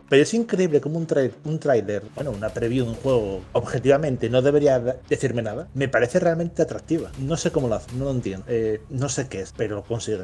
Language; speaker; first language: Spanish; native; Spanish